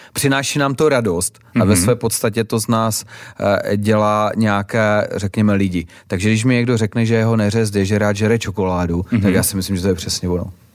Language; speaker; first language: Czech; native; Czech